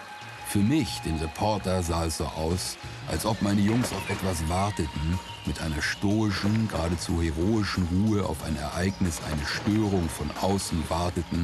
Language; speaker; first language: German; native; German